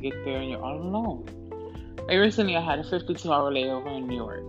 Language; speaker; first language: English; native; English